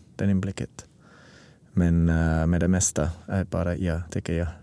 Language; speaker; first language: Swedish; non-native, fluent; English